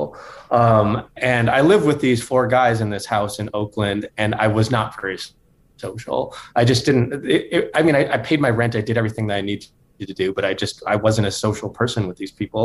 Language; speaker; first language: English; native; English